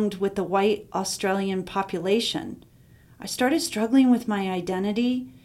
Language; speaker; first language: English; native; English